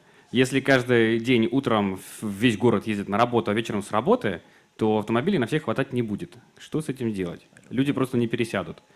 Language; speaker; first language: Russian; native; Russian